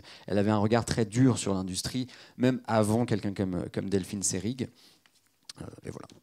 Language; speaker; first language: French; native; French